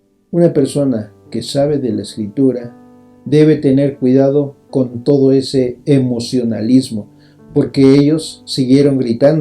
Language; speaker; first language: Spanish; native; Spanish